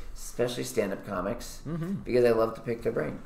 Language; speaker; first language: English; native; English